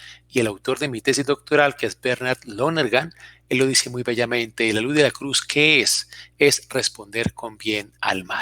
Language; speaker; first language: Spanish; native; Spanish